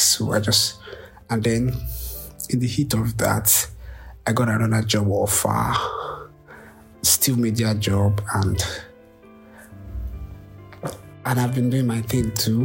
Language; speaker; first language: English; non-native, local second language; Yoruba